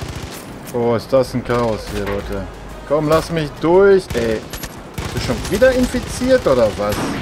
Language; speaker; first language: German; native; German